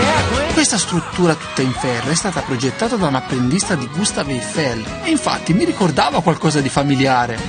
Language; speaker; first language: Italian; native; Italian